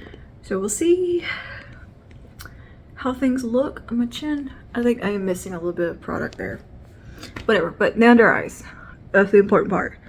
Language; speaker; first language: English; native; English